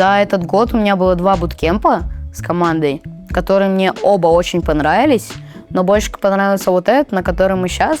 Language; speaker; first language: Russian; native; Russian